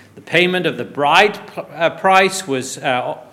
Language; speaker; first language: English; native; English